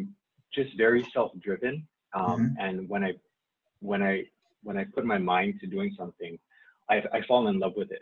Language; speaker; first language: English; non-native, fluent; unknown